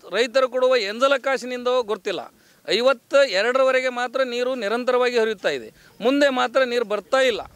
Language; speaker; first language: Kannada; native; Kannada